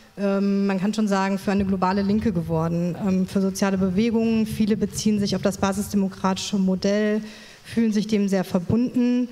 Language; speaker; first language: German; native; German